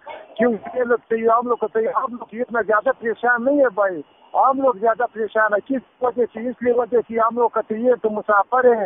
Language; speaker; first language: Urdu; non-native, fluent; Pashto